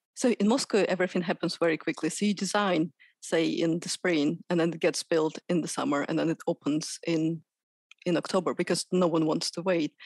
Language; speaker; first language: English; non-native, fluent; Russian